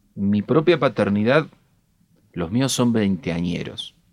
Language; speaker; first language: Spanish; native; Spanish